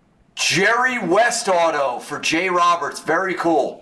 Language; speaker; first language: English; native; English